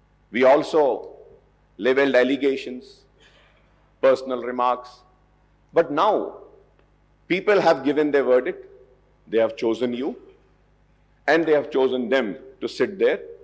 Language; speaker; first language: English; non-native, local second language; Urdu